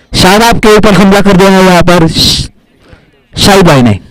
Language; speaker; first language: Hindi; non-native, local second language; Marathi